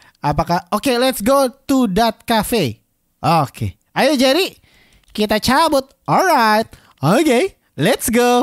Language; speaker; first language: English; non-native, learner; Indonesian